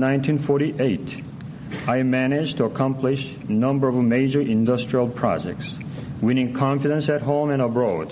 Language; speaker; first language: English; non-native, learner; Korean